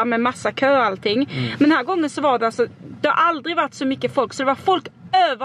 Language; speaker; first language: Swedish; native; Swedish